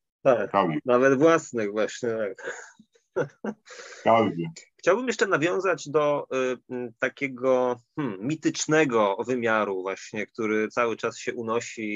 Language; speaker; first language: Polish; native; Polish